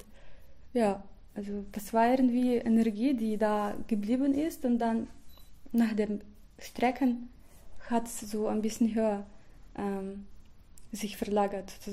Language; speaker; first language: German; non-native, fluent; Russian